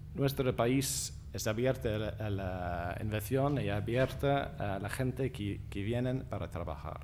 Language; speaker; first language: Spanish; non-native, fluent; English